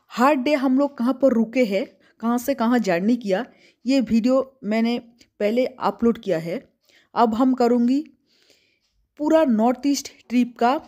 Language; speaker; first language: Hindi; non-native, local second language; Bangla